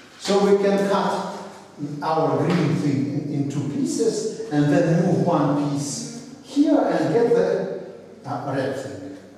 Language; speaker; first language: English; non-native, fluent; Russian